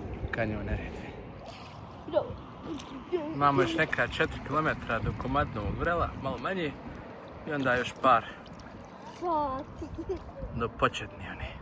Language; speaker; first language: Bosnian; native; Bosnian